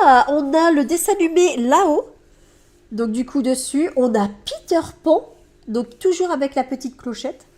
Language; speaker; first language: French; native; French